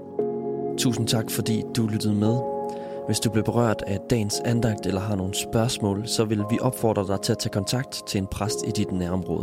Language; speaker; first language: Danish; native; Danish